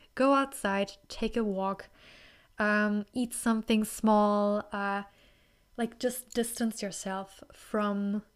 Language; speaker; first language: English; non-native, fluent; German